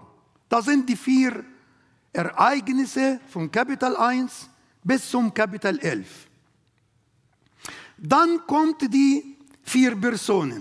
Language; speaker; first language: German; non-native, learner; Arabic